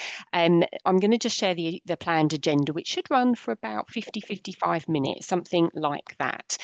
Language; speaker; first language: English; native; English